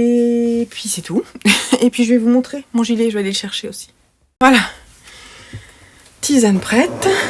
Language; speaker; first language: French; native; French